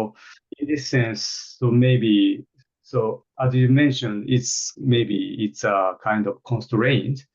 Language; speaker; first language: English; non-native, fluent; Japanese